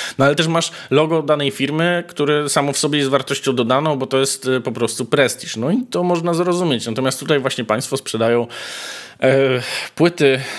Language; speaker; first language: Polish; native; Polish